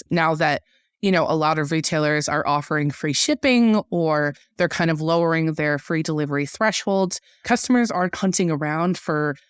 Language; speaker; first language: English; native; English